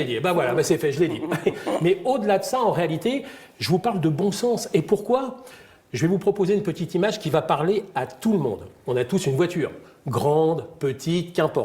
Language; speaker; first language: French; native; French